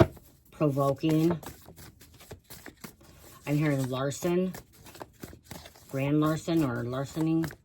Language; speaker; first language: English; native; English